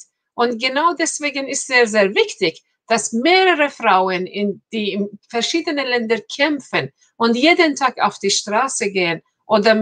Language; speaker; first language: German; non-native, fluent; Persian